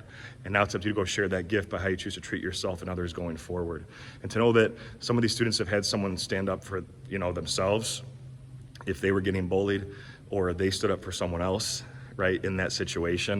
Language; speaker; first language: English; native; English